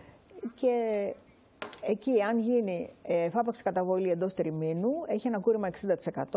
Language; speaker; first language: Greek; native; Greek